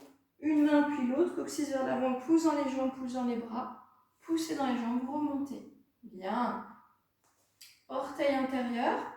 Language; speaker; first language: French; native; French